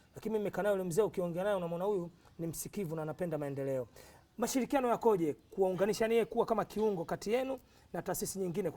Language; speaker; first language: Swahili; native; Swahili